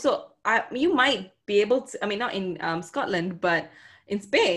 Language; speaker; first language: English; non-native, local second language; Tamil